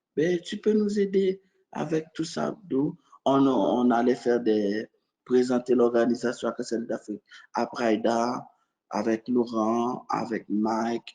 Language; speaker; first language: French; non-native, local second language; Haitian Creole